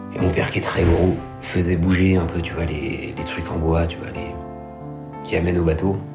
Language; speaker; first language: French; native; French